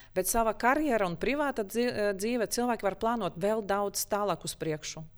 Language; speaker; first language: Latvian; non-native, local second language; Russian